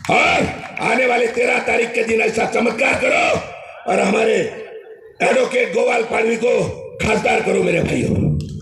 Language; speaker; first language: Hindi; non-native, local second language; Marathi